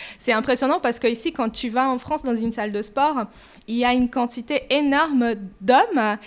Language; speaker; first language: French; non-native, fluent; Portuguese